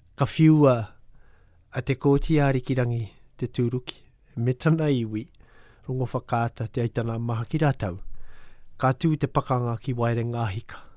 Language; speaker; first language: Māori; native; Māori